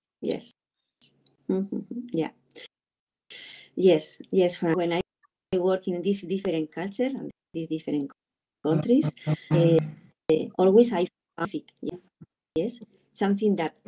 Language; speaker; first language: English; non-native, learner; Spanish